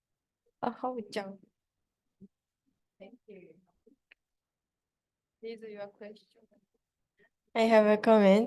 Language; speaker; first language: English; non-native, fluent; Japanese